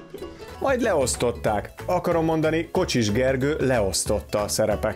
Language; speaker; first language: Hungarian; native; Hungarian